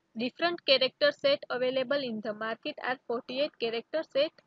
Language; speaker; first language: English; non-native, local second language; Gujarati